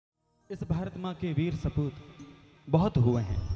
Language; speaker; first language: Hindi; native; Hindi